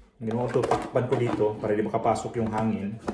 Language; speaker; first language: Filipino; native; Filipino